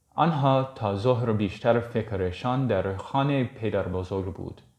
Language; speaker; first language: Persian; non-native, learner; English